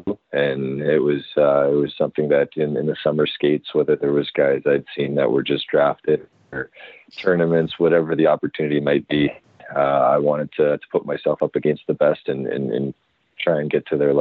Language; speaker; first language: English; native; English